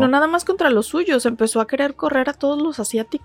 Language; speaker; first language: Spanish; native; Spanish